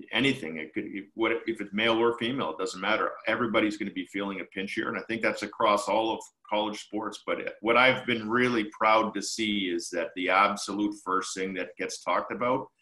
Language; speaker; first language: English; native; English